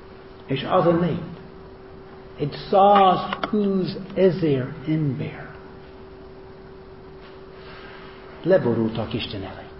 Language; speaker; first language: Hungarian; non-native, fluent; English